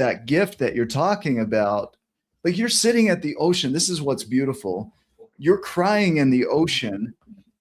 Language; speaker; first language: English; native; English